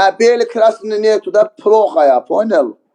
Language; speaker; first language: Russian; non-native, learner; Azerbaijani